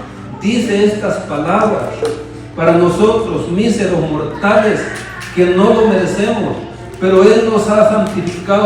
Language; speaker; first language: Spanish; native; Spanish